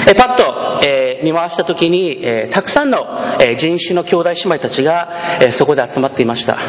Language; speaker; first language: Japanese; early bilingual, heritage; Japanese